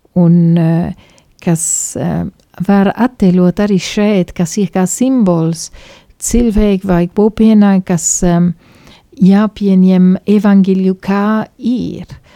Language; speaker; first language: Latvian; non-native, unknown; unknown